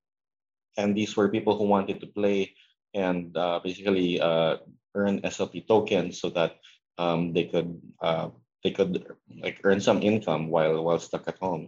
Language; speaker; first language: English; non-native, local second language; Filipino